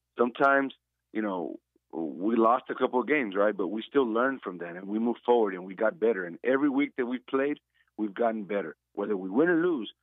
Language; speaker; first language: English; native; English